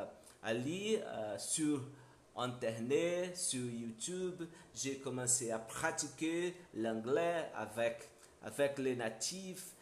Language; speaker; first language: French; non-native, learner; Portuguese